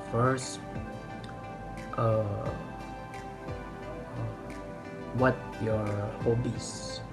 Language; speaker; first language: English; non-native, learner; Indonesian